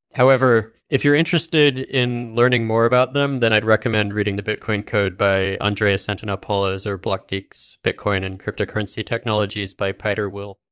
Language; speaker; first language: English; native; English